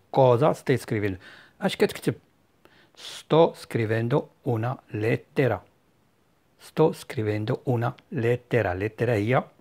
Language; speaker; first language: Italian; non-native, fluent; Arabic